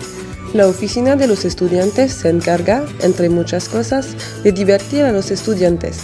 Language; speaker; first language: Spanish; non-native, learner; French